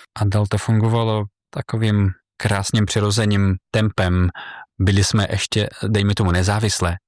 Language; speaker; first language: Czech; non-native, fluent; Russian